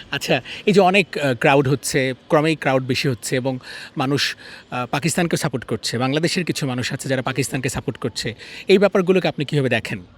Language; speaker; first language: Bangla; native; Bangla